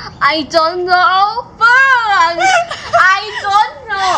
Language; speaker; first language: English; non-native, learner; Thai